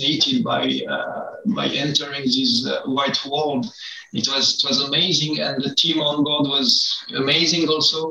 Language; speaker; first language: English; non-native, learner; French